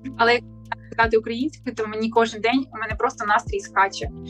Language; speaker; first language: Ukrainian; native; Ukrainian